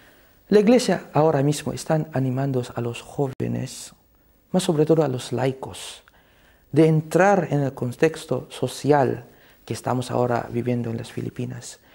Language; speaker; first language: Spanish; non-native, fluent; Cebuano